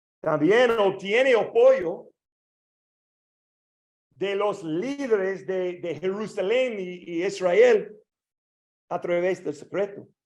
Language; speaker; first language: Spanish; non-native, learner; English